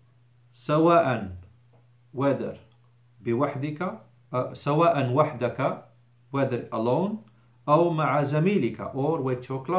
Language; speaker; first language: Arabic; non-native, fluent; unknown